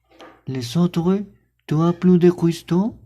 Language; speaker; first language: French; non-native, learner; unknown